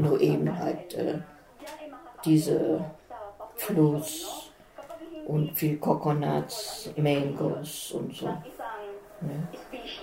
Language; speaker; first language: German; non-native, fluent; Filipino